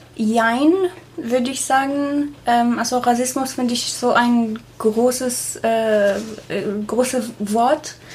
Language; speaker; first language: German; non-native, fluent; Arabic